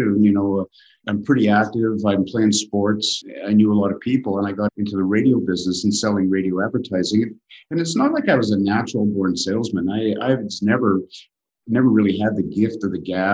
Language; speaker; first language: English; native; English